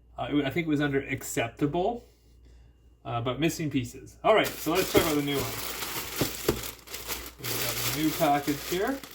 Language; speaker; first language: English; native; English